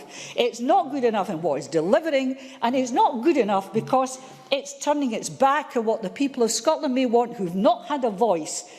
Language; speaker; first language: English; native; English